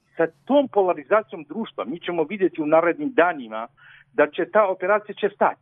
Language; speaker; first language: Serbian; non-native, fluent; Arabic